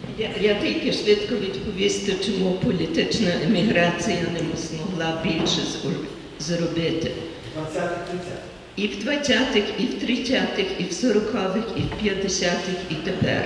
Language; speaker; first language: Ukrainian; early bilingual, heritage; Ukrainian